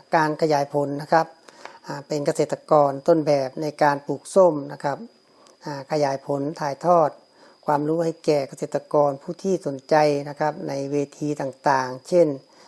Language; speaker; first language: Thai; native; Thai